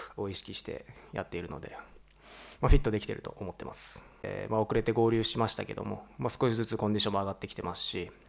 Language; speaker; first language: Japanese; native; Japanese